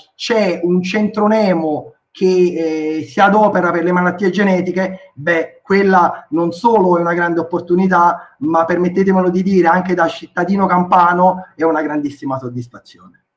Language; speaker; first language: Italian; native; Italian